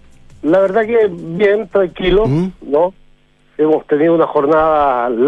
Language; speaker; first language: Spanish; native; Spanish